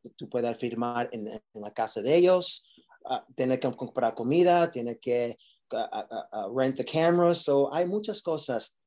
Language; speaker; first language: Spanish; early bilingual, heritage; Spanish